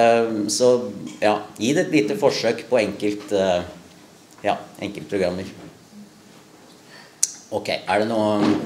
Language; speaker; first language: Norwegian; native; Norwegian